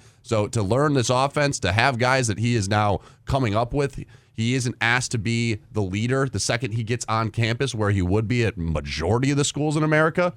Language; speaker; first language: English; native; English